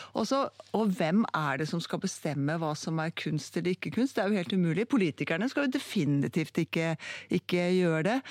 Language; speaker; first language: Norwegian; native; Norwegian